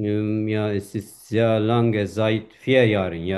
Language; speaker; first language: German; non-native, fluent; Turkish